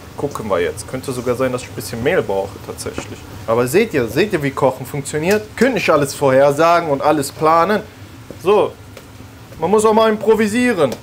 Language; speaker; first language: German; early bilingual, other home language; Italian